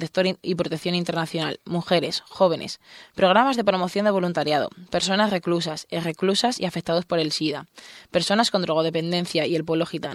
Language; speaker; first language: Spanish; native; Spanish